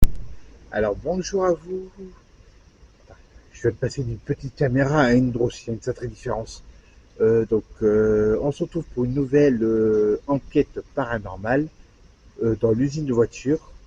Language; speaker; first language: French; native; French